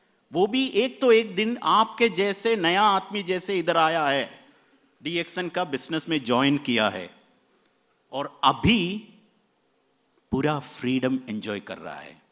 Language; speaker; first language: Hindi; non-native, fluent; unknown